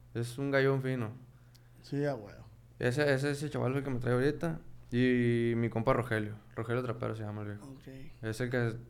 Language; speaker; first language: Spanish; native; Spanish